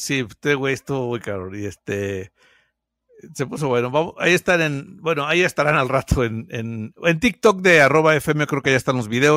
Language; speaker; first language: Spanish; native; Spanish